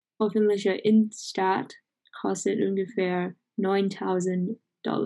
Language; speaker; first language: German; non-native, learner; English